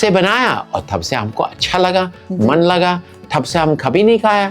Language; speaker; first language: Hindi; non-native, fluent; English